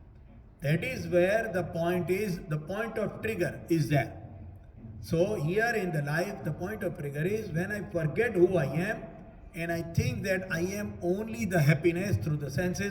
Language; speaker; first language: English; non-native, local second language; Hindi